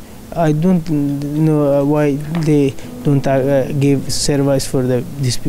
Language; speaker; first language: English; non-native, learner; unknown